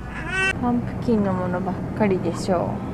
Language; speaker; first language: Japanese; native; Japanese